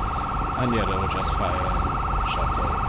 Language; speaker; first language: English; native; English